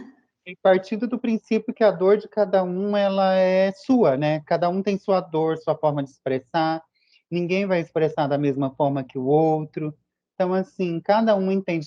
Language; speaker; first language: Portuguese; native; Portuguese